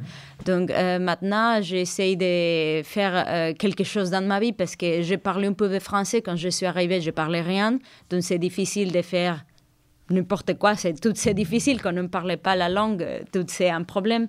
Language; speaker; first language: French; non-native, learner; Spanish